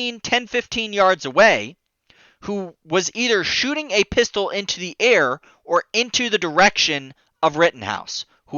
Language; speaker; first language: English; native; English